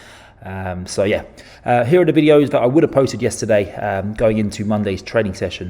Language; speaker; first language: English; native; English